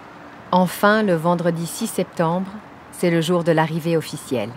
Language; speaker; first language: French; native; French